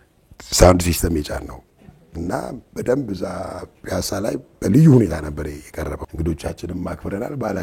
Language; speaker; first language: Amharic; non-native, local second language; Tigrinya